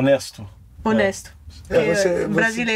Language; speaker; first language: Portuguese; non-native, fluent; French